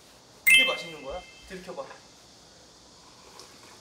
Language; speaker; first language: Korean; native; Korean